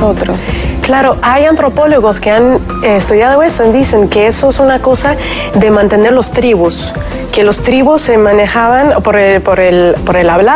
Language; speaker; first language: Spanish; non-native, fluent; Russian